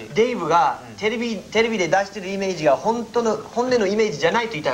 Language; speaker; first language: Japanese; non-native, fluent; English